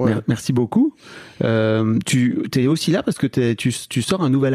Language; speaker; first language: French; native; French